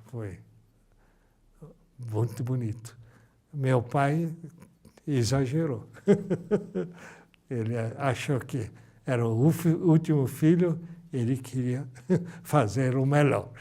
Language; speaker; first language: Portuguese; early bilingual, other home language; Japanese